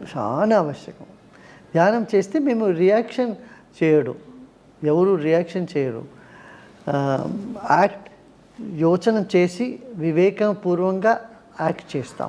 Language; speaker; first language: Telugu; non-native, local second language; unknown